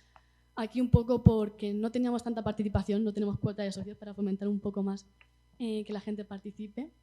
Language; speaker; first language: Spanish; native; Spanish